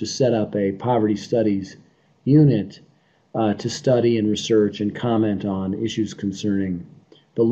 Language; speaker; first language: English; native; English